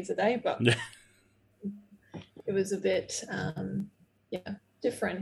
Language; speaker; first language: English; non-native, fluent; Portuguese